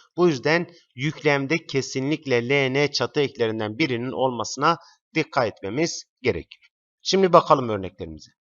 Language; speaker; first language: Turkish; native; Turkish